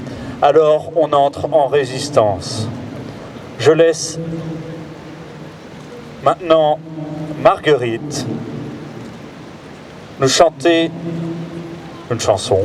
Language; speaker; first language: French; native; French